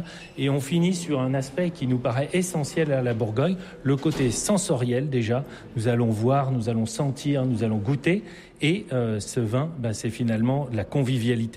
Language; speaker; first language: French; native; French